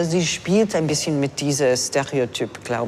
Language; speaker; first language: German; non-native, fluent; English